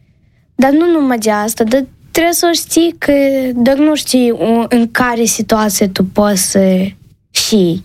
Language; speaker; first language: Romanian; non-native, local second language; Ukrainian